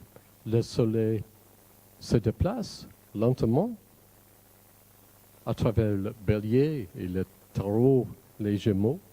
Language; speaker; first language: French; non-native, fluent; English